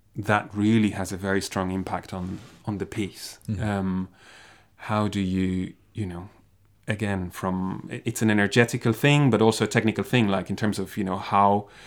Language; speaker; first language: English; non-native, fluent; Spanish